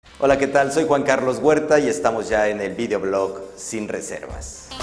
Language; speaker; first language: Spanish; native; Spanish